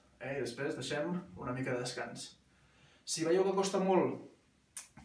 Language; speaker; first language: Catalan; native; Catalan